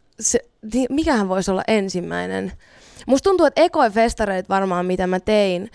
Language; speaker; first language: Finnish; native; Finnish